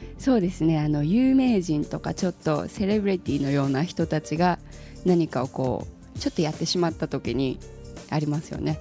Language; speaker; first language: Japanese; native; Japanese